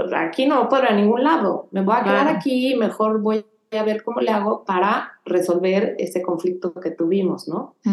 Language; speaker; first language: Spanish; native; Spanish